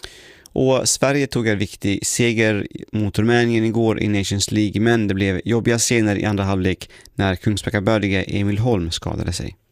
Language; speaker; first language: Swedish; native; Swedish